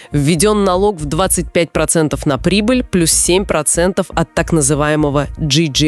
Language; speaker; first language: Russian; native; Russian